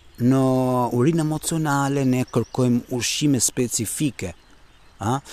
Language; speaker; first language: Albanian; early bilingual, heritage; Albanian